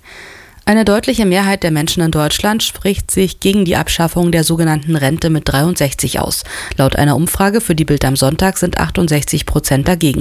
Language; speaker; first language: German; native; German